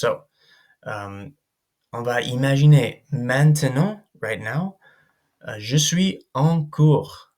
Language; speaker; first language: French; non-native, fluent; English